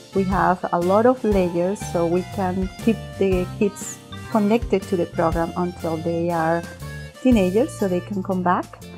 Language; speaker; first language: English; non-native, fluent; Spanish